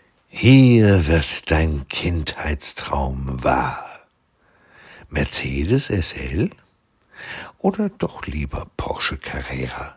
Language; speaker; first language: German; native; German